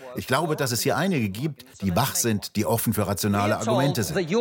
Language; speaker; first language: German; non-native, fluent; Russian